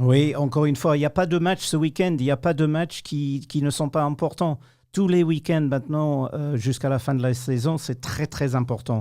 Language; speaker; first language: French; non-native, fluent; English